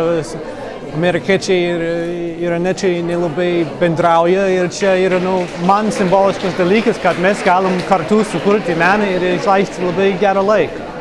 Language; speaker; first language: Lithuanian; non-native, fluent; English